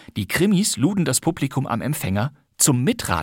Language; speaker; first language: German; native; German